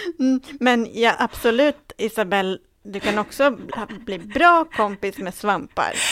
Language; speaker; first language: Swedish; native; Swedish